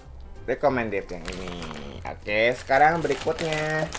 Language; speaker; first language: Indonesian; native; Indonesian